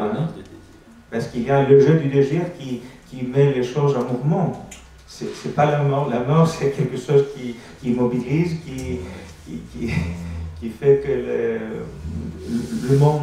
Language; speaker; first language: French; non-native, fluent; Greek